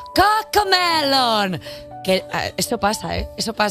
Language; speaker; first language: Spanish; native; Spanish